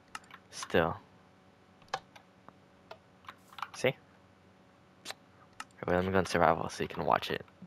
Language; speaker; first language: English; native; English